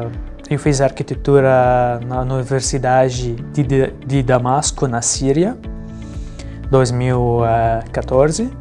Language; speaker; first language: Portuguese; non-native, fluent; Arabic